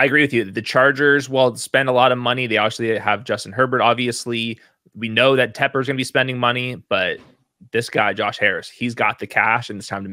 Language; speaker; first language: English; native; English